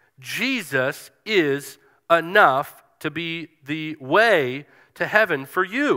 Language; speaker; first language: English; native; English